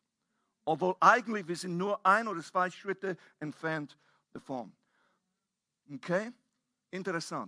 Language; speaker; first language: German; non-native, fluent; English